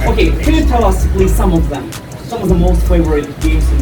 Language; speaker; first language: English; non-native, learner; Russian